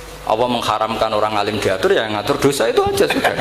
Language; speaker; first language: Indonesian; non-native, local second language; Javanese